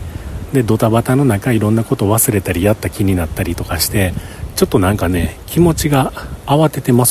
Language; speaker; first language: Japanese; native; Japanese